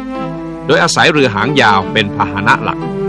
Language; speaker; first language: Thai; native; Thai